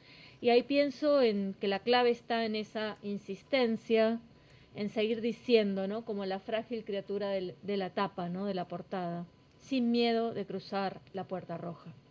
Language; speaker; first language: Spanish; native; Spanish